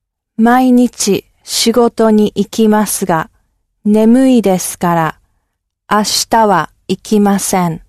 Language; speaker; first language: Japanese; non-native, learner; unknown